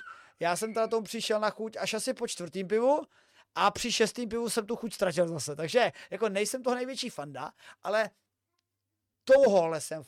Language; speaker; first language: Czech; native; Czech